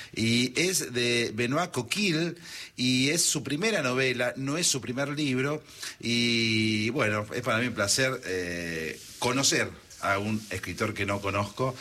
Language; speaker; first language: Spanish; native; Spanish